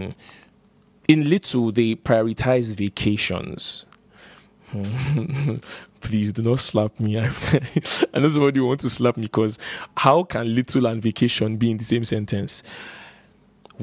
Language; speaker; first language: English; non-native, local second language; Igbo